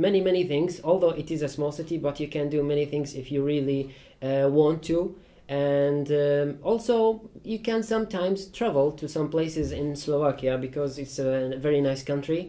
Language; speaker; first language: English; non-native, fluent; Persian